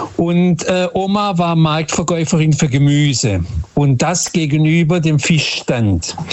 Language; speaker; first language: German; early bilingual, other home language; Portuguese